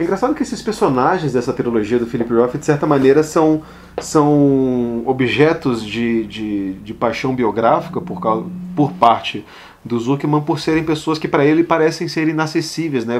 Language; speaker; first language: Portuguese; native; Portuguese